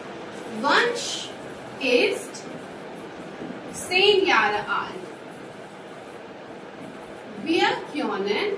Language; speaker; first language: German; non-native, fluent; Hindi